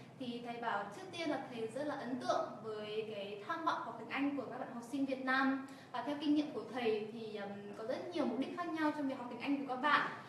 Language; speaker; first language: Vietnamese; native; Vietnamese